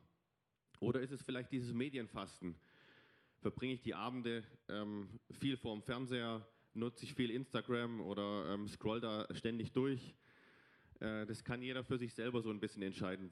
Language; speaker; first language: German; native; German